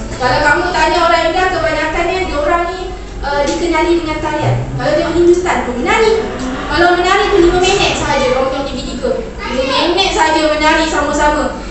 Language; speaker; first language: Malay; native; Malay